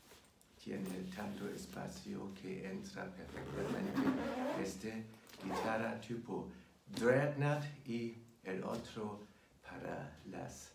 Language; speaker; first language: Spanish; non-native, fluent; German